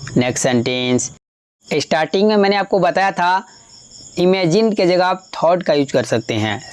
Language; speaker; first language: Hindi; native; Hindi